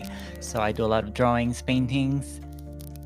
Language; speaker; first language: English; non-native, local second language; Filipino